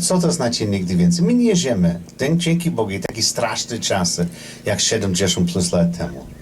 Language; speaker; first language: Polish; non-native, learner; English